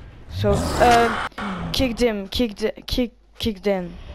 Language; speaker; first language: English; non-native, learner; French